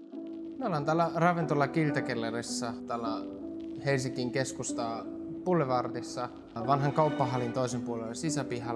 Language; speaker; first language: Finnish; non-native, fluent; German